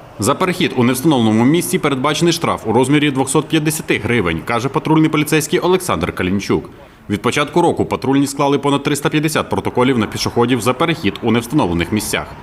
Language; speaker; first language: Ukrainian; native; Ukrainian